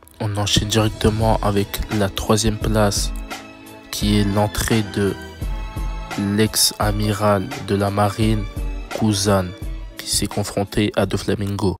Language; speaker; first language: French; native; French